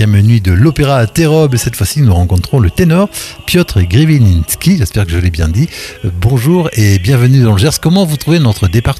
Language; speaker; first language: French; native; French